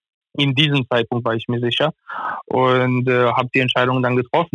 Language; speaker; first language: German; non-native, fluent; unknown